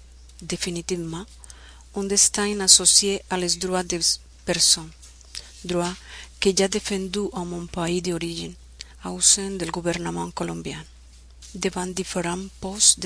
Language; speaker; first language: French; non-native, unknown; Spanish